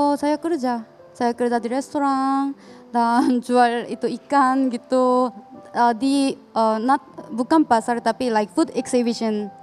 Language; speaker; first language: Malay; non-native, learner; Korean